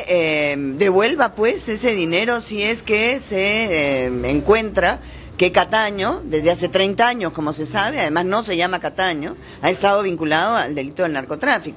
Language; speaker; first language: Spanish; native; Spanish